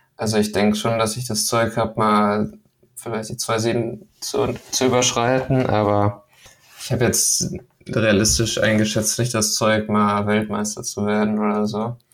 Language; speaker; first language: German; early bilingual, other home language; Danish